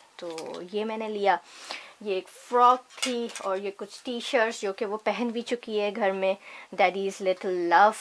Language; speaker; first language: Hindi; native; Hindi